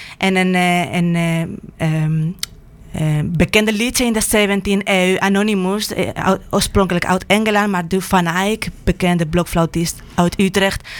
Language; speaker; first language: Dutch; non-native, fluent; Spanish